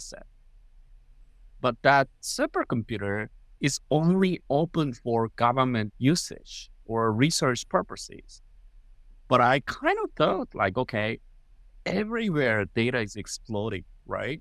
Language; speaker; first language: English; non-native, fluent; Japanese